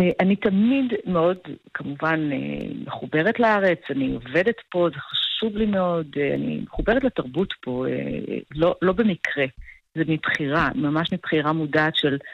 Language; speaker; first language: Hebrew; native; Hebrew